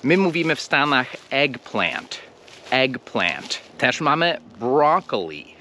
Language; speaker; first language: Polish; non-native, fluent; English